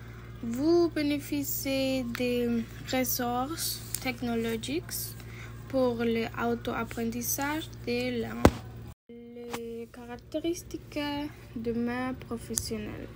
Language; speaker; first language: French; non-native, learner; Spanish